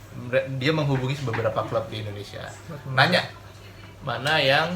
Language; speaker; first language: Indonesian; native; Indonesian